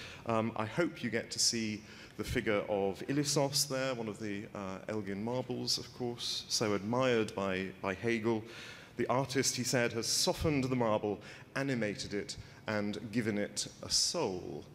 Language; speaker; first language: English; native; English